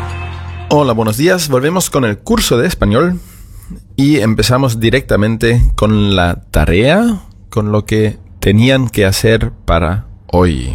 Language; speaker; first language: Spanish; non-native, fluent; German